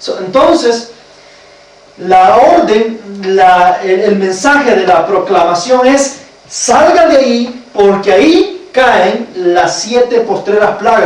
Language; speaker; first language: Spanish; native; Spanish